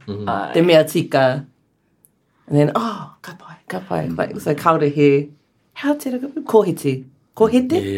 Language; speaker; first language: Māori; non-native, local second language; English